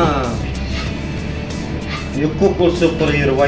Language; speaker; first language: English; non-native, local second language; Filipino